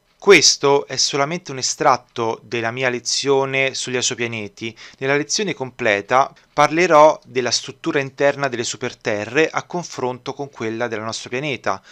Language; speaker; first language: Italian; native; Italian